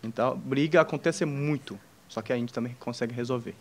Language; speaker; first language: Portuguese; non-native, fluent; Chinese